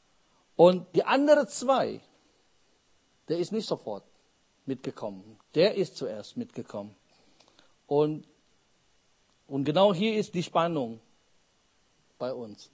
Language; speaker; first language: German; non-native, fluent; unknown